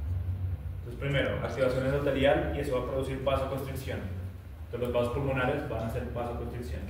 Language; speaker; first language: Spanish; native; Spanish